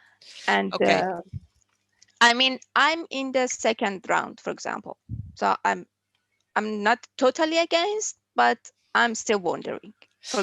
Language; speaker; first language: English; non-native, fluent; Persian